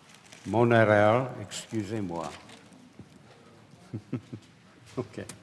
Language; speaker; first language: French; non-native, learner; English